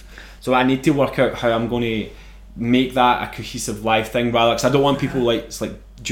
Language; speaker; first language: English; native; English